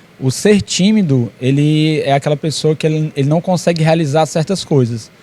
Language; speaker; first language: Portuguese; native; Portuguese